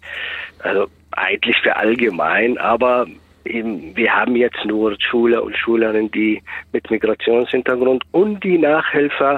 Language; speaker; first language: German; non-native, fluent; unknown